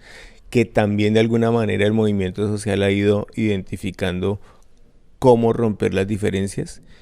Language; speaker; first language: Spanish; native; Spanish